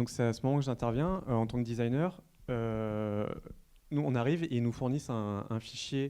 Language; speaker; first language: French; native; French